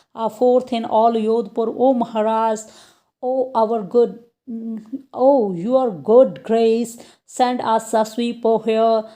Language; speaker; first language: English; non-native, local second language; Punjabi